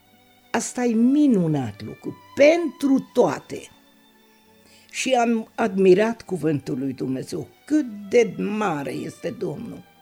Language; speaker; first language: Romanian; non-native, local second language; Hungarian